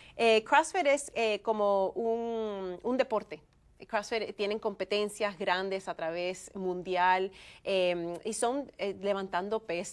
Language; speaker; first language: Spanish; early bilingual, heritage; Spanish